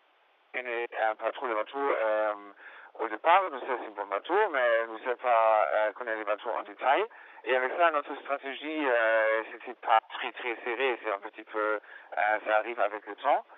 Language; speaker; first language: French; non-native, learner; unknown